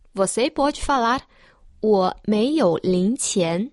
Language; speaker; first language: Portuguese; non-native, fluent; Chinese